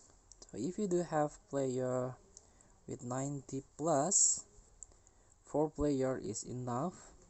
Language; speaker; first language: English; non-native, learner; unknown